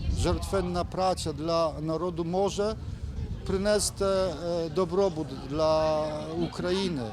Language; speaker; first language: Ukrainian; early bilingual, heritage; Ukrainian